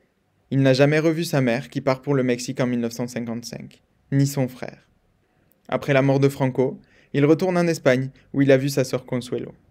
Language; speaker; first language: French; native; French